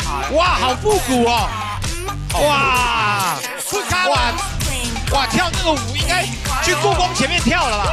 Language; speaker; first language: Chinese; native; Chinese